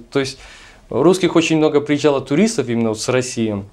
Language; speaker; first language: Russian; native; Russian